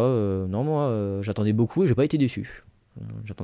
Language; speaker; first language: French; native; French